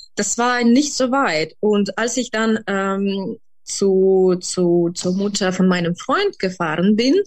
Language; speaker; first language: German; non-native, fluent; Ukrainian